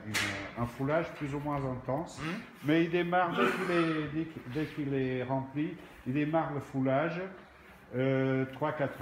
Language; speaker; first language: French; non-native, fluent; Portuguese